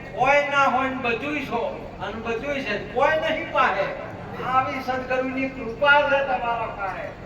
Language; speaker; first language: Gujarati; non-native, local second language; Marwari